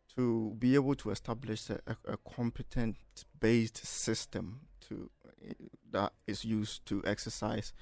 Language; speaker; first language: English; non-native, local second language; Akan